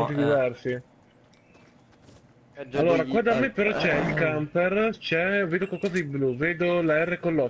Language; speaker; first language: Italian; native; Italian